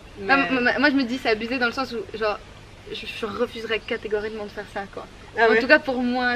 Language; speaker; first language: French; native; French